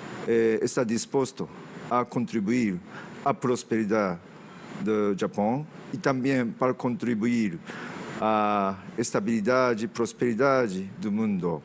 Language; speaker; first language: Portuguese; non-native, fluent; Japanese